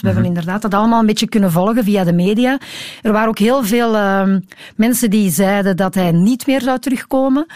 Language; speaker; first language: Dutch; native; Dutch